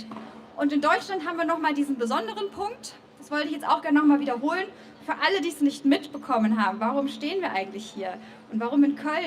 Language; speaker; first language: German; native; German